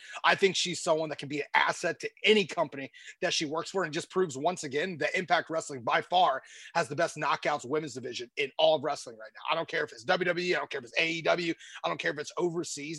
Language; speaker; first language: English; native; English